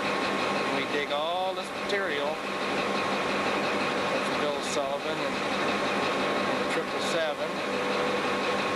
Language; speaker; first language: English; native; English